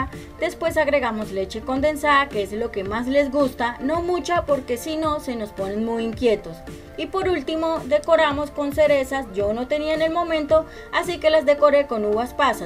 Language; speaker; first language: Spanish; native; Spanish